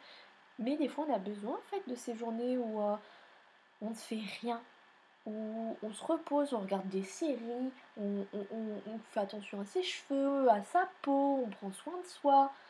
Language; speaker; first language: French; native; French